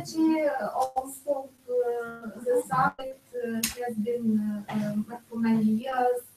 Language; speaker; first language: English; non-native, learner; Ukrainian